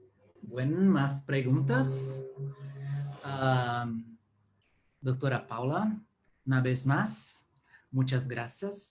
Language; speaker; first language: Spanish; non-native, fluent; Portuguese